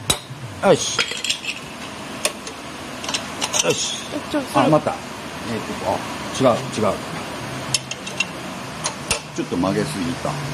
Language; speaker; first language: Japanese; native; Japanese